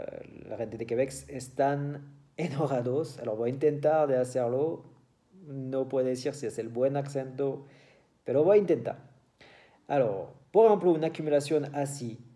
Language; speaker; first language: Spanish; non-native, learner; French